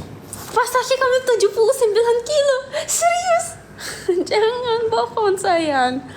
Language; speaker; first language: Indonesian; non-native, fluent; Russian